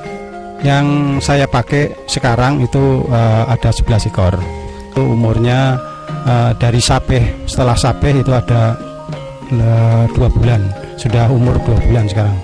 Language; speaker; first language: Indonesian; non-native, local second language; Javanese